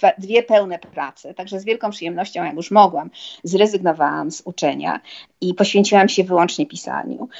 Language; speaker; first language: Polish; native; Polish